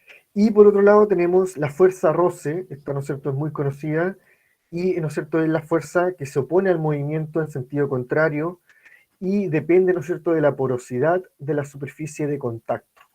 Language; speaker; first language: Spanish; native; Spanish